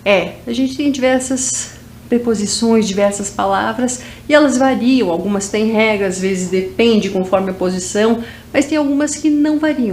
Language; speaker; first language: Portuguese; native; Portuguese